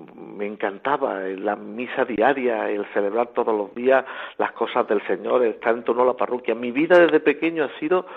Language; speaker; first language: Spanish; native; Spanish